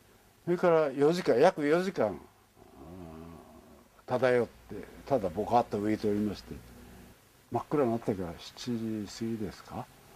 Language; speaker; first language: Japanese; native; Japanese